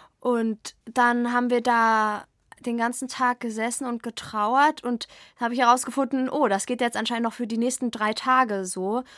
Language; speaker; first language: German; native; German